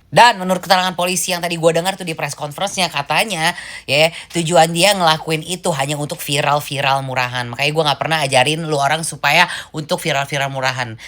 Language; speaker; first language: Indonesian; native; Indonesian